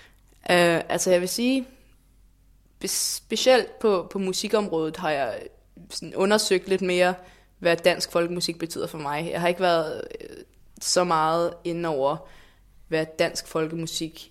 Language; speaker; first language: Danish; native; Danish